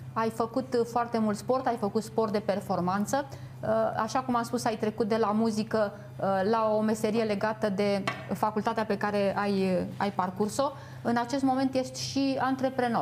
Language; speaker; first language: Romanian; native; Romanian